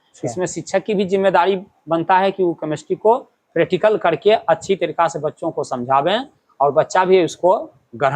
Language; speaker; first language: Hindi; native; Hindi